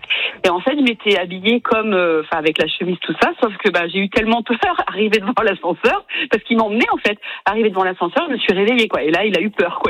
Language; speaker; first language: French; native; French